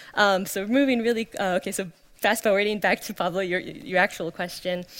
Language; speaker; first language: English; native; English